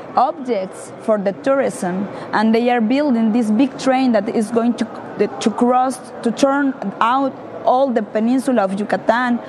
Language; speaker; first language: English; non-native, learner; Spanish